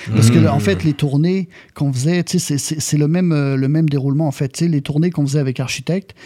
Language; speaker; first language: French; native; French